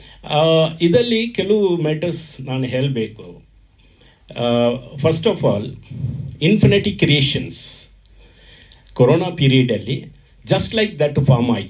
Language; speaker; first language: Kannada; non-native, learner; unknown